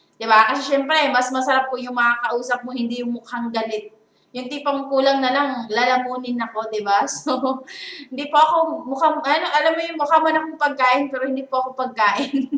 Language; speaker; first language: Filipino; non-native, local second language; Cebuano